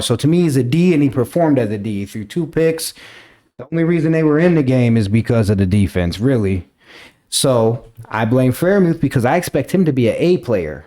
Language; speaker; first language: English; native; English